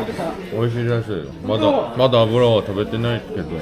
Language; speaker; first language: Japanese; non-native, fluent; Korean